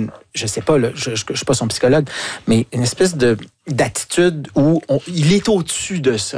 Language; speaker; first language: French; native; French